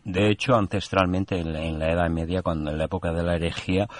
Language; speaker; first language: Spanish; non-native, local second language; Catalan